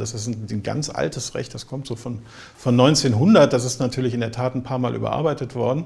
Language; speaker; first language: German; native; German